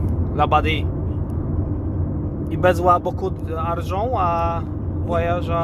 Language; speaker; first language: French; non-native, learner; Polish